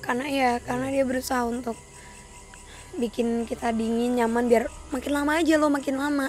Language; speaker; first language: Indonesian; native; Indonesian